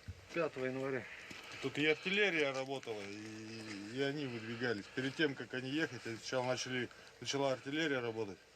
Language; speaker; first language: Russian; native; Russian